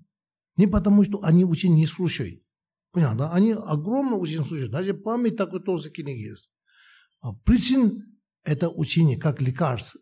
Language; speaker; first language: Russian; non-native, learner; Tibetan